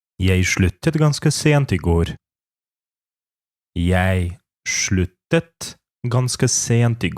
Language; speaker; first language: Norwegian; non-native, fluent; Polish